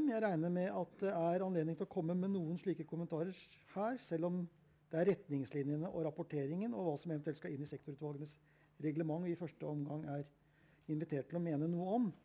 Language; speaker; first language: Norwegian; native; Norwegian